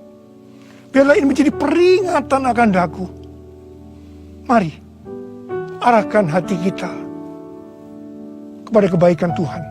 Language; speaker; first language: Indonesian; native; Indonesian